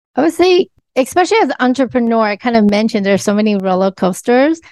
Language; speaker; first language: English; early bilingual, other home language; Chinese